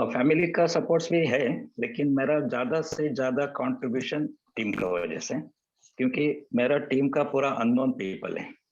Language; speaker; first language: Hindi; non-native, local second language; Kannada